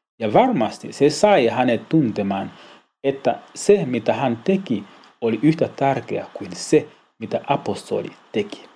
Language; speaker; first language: Finnish; non-native, learner; Swahili